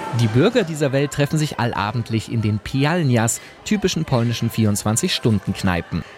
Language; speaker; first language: German; native; German